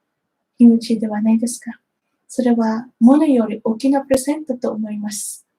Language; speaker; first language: Japanese; non-native, fluent; Filipino